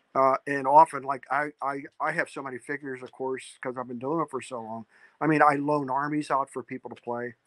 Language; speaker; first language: English; native; English